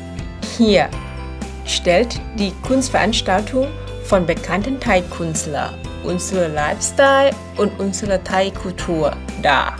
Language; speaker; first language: German; non-native, learner; Thai